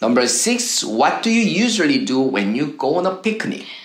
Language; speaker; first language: English; non-native, fluent; Korean